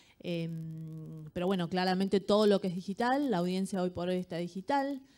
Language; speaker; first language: Spanish; native; Spanish